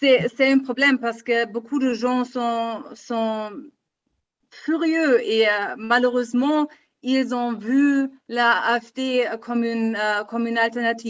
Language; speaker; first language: French; non-native, learner; German